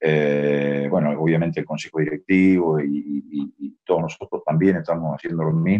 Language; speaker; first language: Spanish; native; Spanish